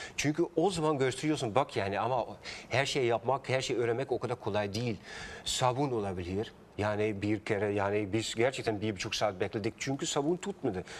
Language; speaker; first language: Turkish; non-native, fluent; Dutch